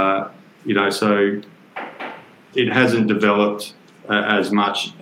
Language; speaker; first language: English; native; English